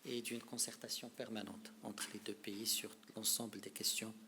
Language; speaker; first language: French; non-native, local second language; Arabic